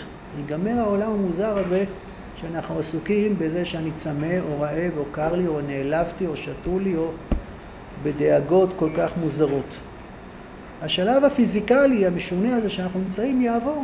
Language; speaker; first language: Hebrew; native; Hebrew